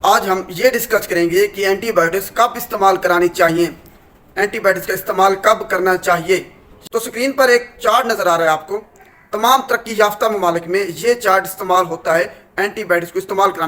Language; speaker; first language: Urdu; non-native, local second language; Punjabi